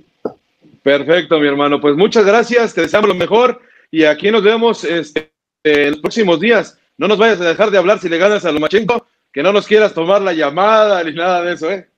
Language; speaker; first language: Spanish; native; Spanish